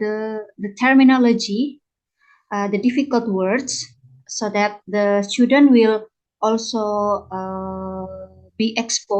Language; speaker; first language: English; non-native, fluent; Indonesian